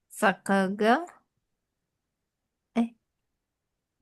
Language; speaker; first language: Japanese; non-native, learner; Indonesian